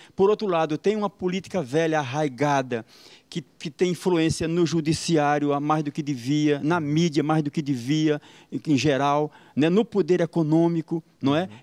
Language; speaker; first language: Portuguese; native; Portuguese